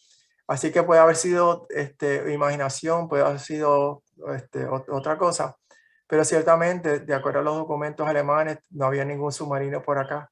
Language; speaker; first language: Spanish; native; Spanish